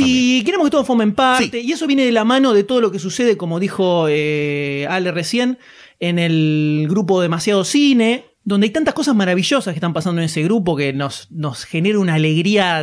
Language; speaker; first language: Spanish; native; Spanish